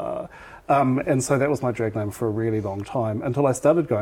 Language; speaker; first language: English; native; English